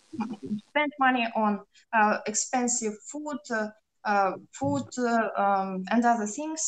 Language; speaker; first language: English; non-native, learner; Russian